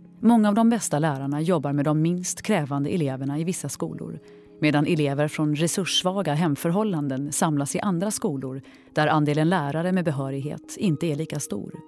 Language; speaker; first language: Swedish; native; Swedish